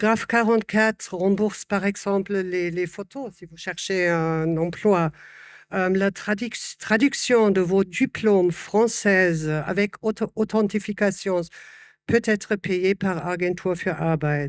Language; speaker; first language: French; non-native, fluent; German